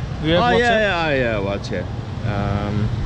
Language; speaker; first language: English; non-native, learner; Korean